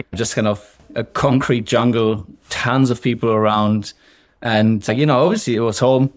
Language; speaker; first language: English; non-native, fluent; German